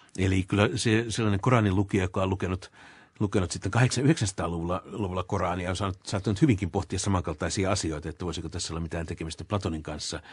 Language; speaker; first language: Finnish; native; Finnish